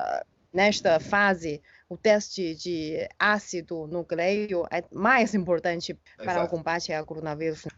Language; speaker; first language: Portuguese; non-native, fluent; Chinese